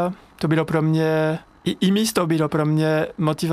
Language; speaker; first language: Czech; non-native, fluent; French